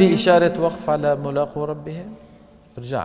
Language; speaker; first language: Arabic; native; Arabic